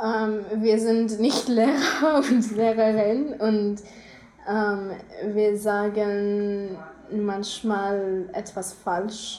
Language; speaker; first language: German; non-native, learner; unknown